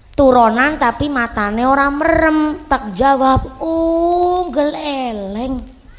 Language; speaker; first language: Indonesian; non-native, local second language; Javanese